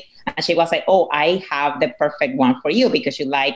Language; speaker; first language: English; non-native, fluent; Spanish